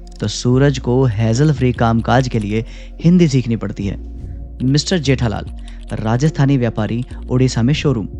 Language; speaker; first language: Hindi; native; Hindi